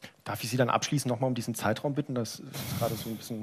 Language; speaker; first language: German; native; German